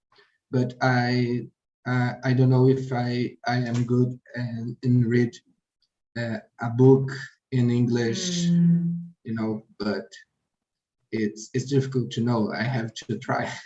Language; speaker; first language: English; non-native, learner; Portuguese